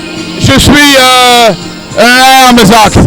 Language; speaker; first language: French; non-native, learner; Dutch